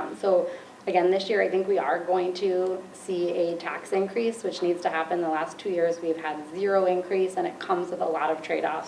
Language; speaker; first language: English; native; English